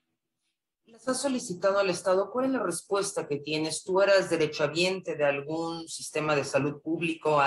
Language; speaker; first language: Spanish; native; Spanish